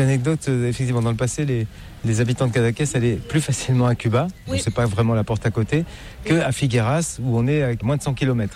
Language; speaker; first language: French; native; French